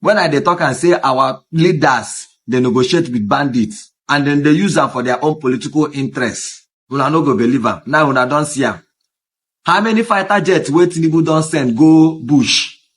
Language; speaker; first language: Nigerian Pidgin; non-native, local second language; Igbo